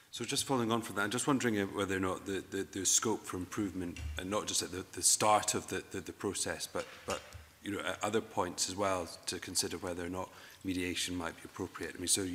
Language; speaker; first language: English; native; English